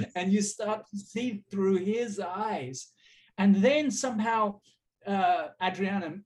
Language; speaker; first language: English; native; English